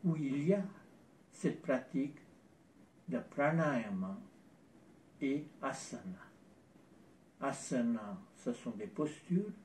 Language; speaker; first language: French; non-native, fluent; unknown